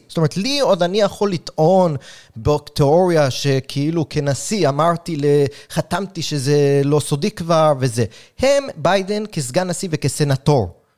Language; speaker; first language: Hebrew; native; Hebrew